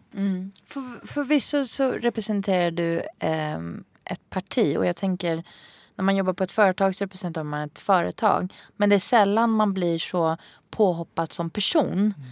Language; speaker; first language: Swedish; early bilingual, other home language; Arabic